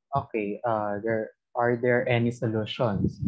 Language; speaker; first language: English; non-native, local second language; Filipino